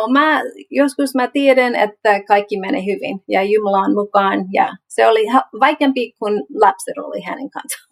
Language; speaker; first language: Finnish; non-native, learner; English